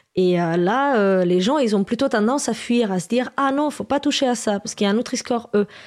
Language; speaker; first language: French; non-native, fluent; Romanian